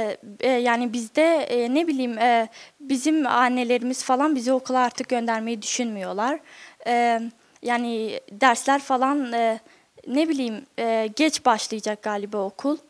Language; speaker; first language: Turkish; non-native, local second language; Kurdish